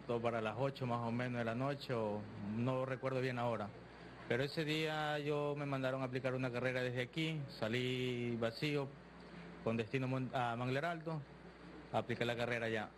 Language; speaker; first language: Spanish; native; Spanish